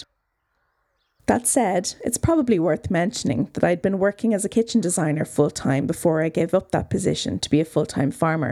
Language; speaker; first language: English; native; English